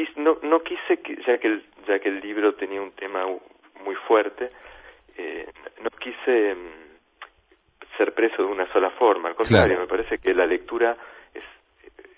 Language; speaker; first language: Spanish; native; Spanish